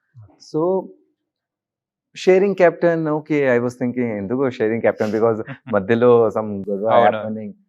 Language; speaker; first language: Telugu; non-native, learner; Hindi